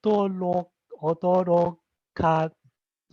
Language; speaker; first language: Japanese; non-native, learner; English